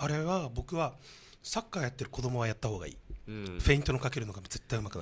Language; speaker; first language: Japanese; native; Japanese